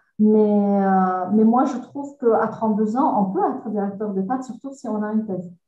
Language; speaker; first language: French; non-native, local second language; Arabic